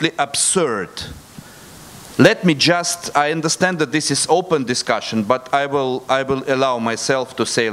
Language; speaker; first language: English; non-native, fluent; Russian